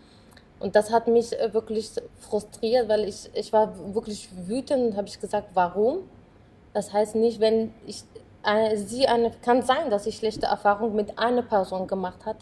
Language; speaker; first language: German; non-native, fluent; Arabic